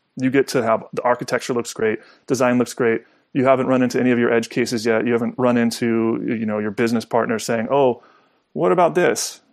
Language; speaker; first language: English; native; English